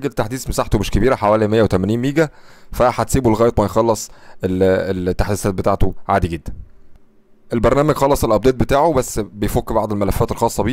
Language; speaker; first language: Arabic; native; Arabic